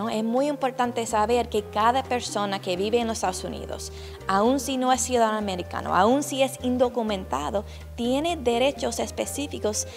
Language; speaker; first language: Spanish; non-native, fluent; English